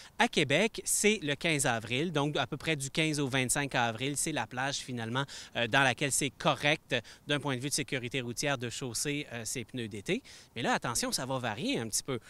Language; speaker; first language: French; native; French